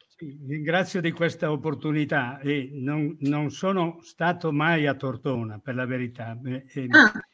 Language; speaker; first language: Italian; native; Italian